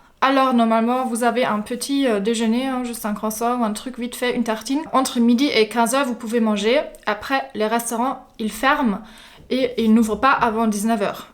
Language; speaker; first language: French; non-native, fluent; German